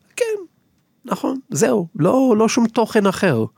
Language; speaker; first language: Hebrew; non-native, fluent; English